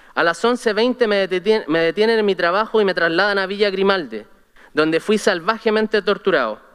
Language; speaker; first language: Spanish; native; Spanish